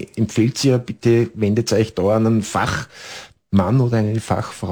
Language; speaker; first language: German; native; German